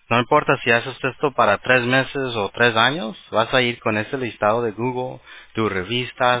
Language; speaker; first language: Spanish; early bilingual, heritage; Spanish